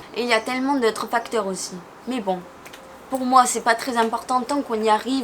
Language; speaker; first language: French; native; French